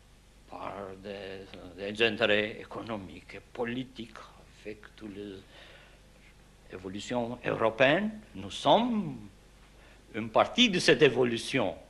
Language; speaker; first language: French; non-native, fluent; Albanian